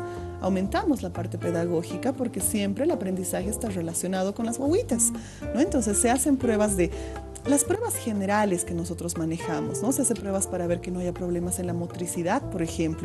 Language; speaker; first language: Spanish; native; Spanish